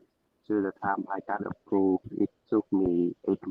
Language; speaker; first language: English; non-native, learner; Vietnamese